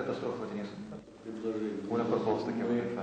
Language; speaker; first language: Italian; non-native, learner; Russian